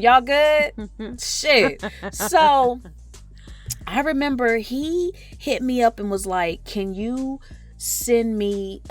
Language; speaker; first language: English; native; English